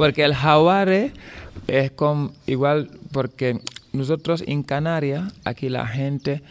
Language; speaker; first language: Spanish; non-native, fluent; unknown